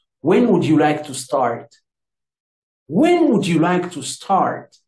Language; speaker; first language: English; non-native, fluent; Amharic